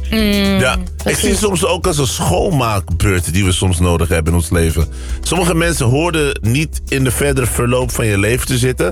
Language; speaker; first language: Dutch; native; Dutch